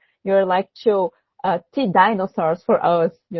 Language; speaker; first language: English; non-native, learner; Portuguese